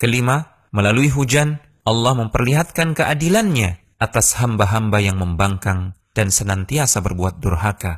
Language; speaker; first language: Indonesian; native; Indonesian